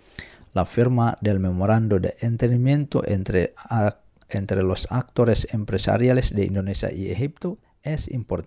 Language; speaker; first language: Spanish; non-native, fluent; Indonesian